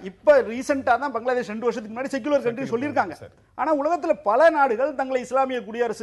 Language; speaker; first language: Tamil; native; Tamil